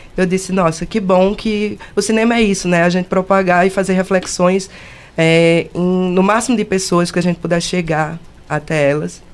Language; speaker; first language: Portuguese; native; Portuguese